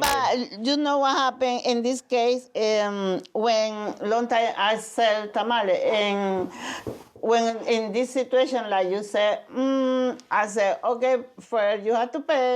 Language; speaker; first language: English; non-native, learner; Spanish